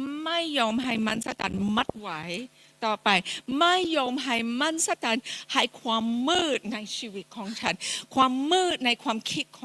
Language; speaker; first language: Thai; non-native, fluent; English